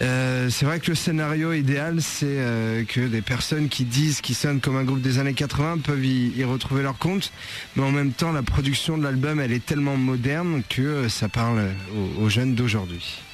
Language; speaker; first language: French; native; French